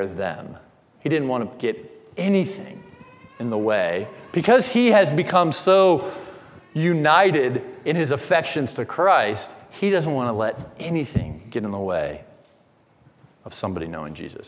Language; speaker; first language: English; native; English